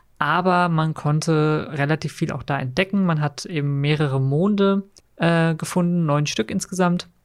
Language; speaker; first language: German; native; German